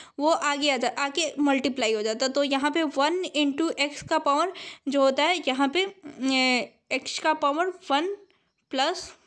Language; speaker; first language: Hindi; native; Hindi